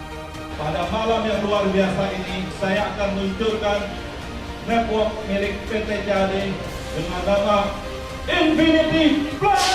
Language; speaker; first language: Indonesian; native; Indonesian